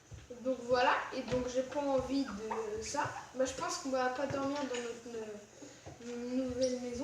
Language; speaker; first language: French; native; French